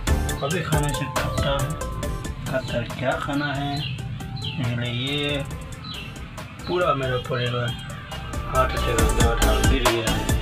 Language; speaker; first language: Hindi; non-native, local second language; Assamese